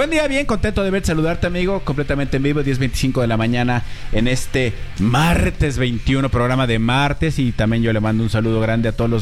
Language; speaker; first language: Spanish; native; Spanish